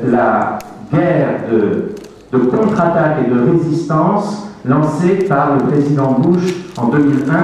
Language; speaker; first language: French; native; French